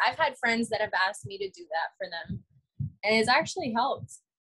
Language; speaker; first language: English; early bilingual, other home language; Spanish